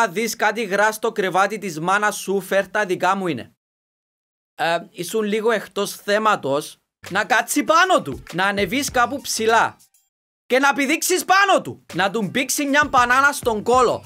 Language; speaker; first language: Greek; native; Greek